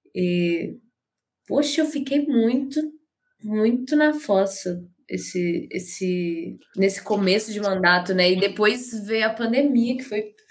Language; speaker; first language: Portuguese; native; Portuguese